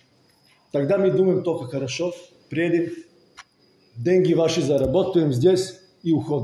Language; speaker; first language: Russian; non-native, fluent; Serbian